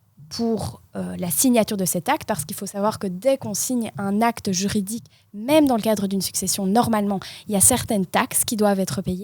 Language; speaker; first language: French; native; French